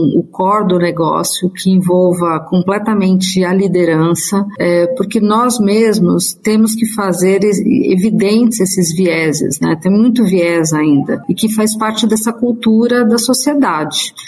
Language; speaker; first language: Portuguese; native; Portuguese